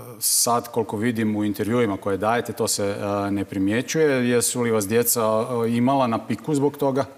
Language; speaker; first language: Croatian; native; Croatian